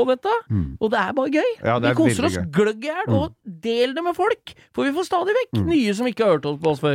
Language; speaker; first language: Norwegian; native; Norwegian